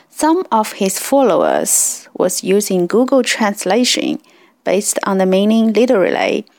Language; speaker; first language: English; non-native, fluent; Chinese